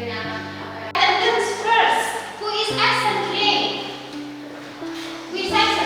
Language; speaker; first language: English; non-native, fluent; Indonesian